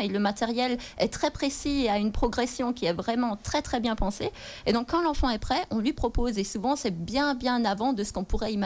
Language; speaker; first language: French; native; French